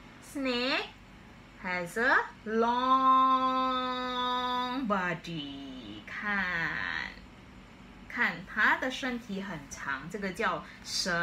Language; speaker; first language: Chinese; non-native, fluent; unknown